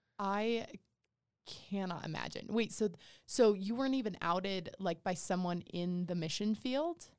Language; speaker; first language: English; native; English